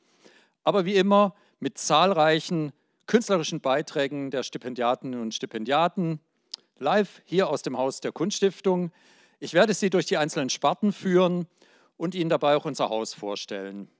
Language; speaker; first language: German; native; German